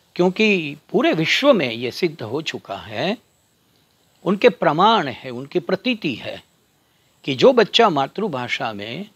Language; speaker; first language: Hindi; non-native, local second language; Gujarati